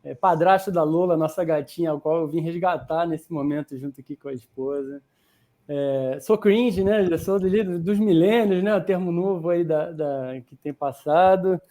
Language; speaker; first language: Portuguese; native; Portuguese